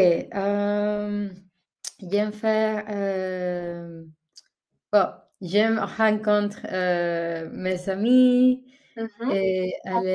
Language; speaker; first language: French; non-native, learner; Spanish